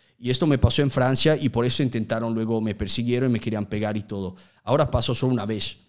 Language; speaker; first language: Spanish; non-native, fluent; Italian